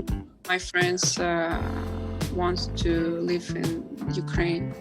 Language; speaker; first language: English; non-native, learner; Ukrainian